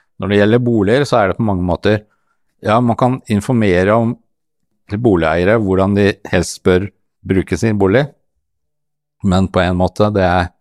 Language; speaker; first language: Norwegian; native; Norwegian